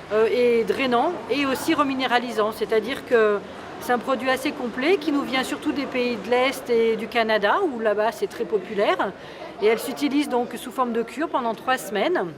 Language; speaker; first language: French; native; French